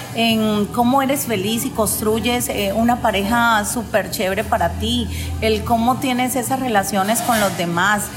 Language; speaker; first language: Spanish; native; Spanish